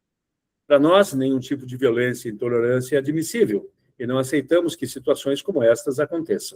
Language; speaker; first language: Portuguese; native; Portuguese